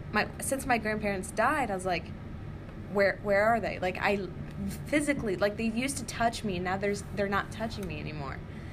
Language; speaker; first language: English; native; English